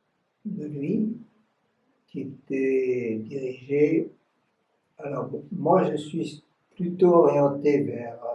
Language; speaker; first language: French; non-native, fluent; Vietnamese